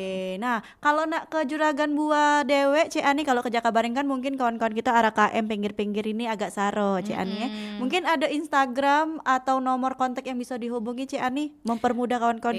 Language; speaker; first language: Indonesian; native; Indonesian